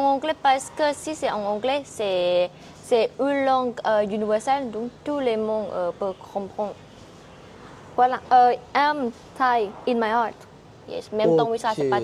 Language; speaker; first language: French; non-native, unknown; Thai